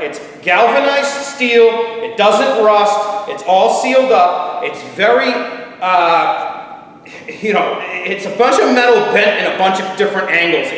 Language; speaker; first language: English; native; English